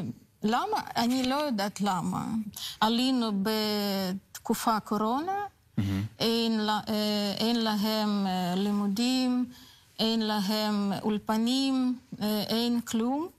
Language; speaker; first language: Hebrew; non-native, learner; Russian